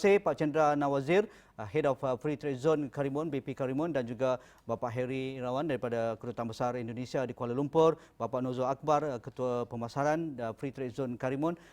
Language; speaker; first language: Malay; native; Malay